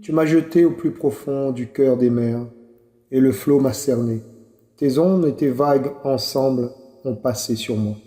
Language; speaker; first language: French; native; French